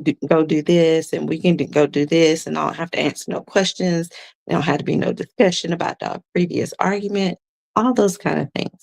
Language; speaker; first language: English; native; English